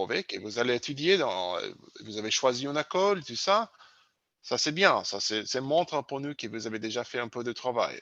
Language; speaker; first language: French; non-native, learner; English